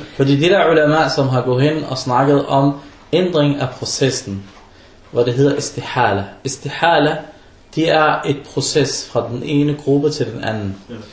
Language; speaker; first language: Danish; non-native, fluent; Arabic